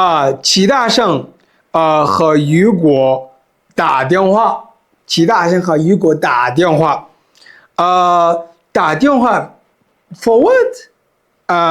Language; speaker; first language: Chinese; non-native, fluent; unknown